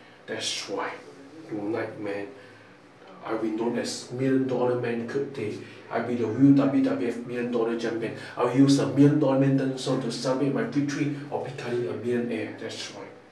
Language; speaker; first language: English; non-native, local second language; Chinese